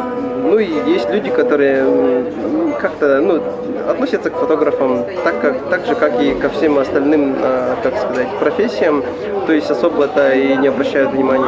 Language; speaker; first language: Russian; native; Russian